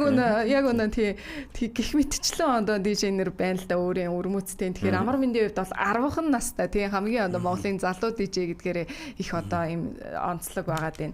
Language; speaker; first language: Mongolian; native; Mongolian